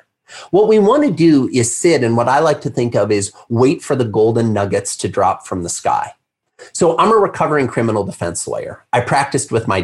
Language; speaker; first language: English; native; English